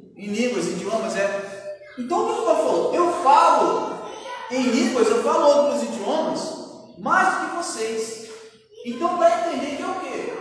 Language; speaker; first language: Portuguese; native; Portuguese